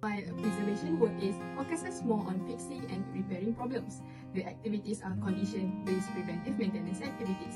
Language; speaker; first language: English; non-native, local second language; Malay